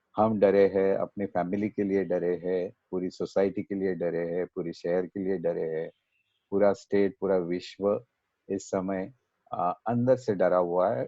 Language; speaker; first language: Hindi; non-native, local second language; Marathi